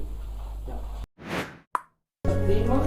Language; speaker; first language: German; non-native, fluent; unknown